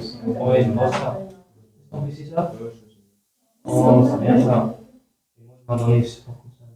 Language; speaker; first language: French; non-native, learner; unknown